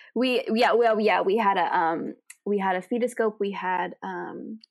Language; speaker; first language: English; native; English